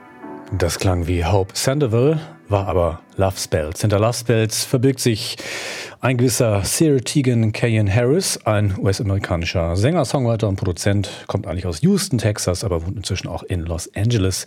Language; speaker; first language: German; native; German